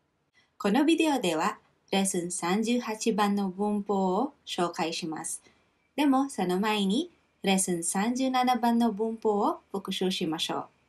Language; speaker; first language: Japanese; non-native, fluent; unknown